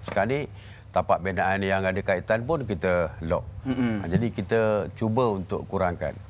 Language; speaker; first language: Malay; native; Malay